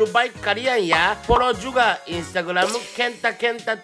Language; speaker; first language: Indonesian; non-native, fluent; Japanese